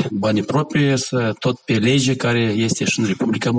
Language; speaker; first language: Romanian; non-native, local second language; Gagauz